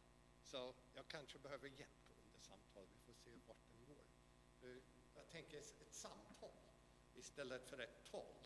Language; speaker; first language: Swedish; non-native, fluent; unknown